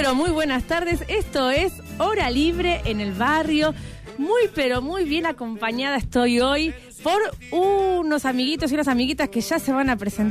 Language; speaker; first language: Spanish; native; Spanish